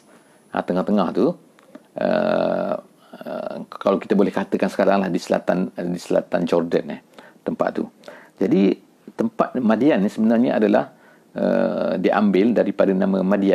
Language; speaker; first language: Malay; native; Malay